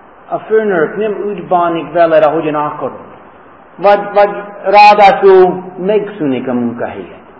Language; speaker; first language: Hungarian; non-native, fluent; English